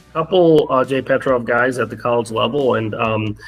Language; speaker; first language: English; early bilingual, other home language; Arabic